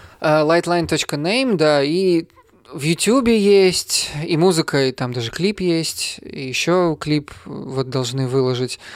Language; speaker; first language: Russian; native; Russian